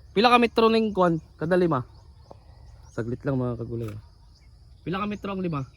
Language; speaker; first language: Filipino; native; Filipino